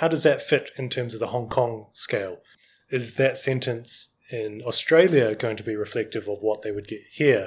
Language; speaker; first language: English; native; English